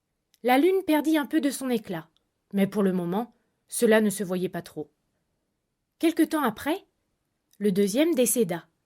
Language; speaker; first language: French; native; French